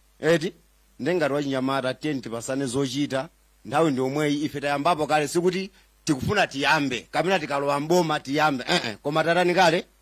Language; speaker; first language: Nyanja; non-native, local second language; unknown